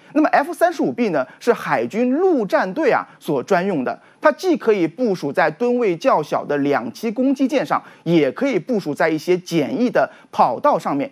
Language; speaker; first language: Chinese; native; Chinese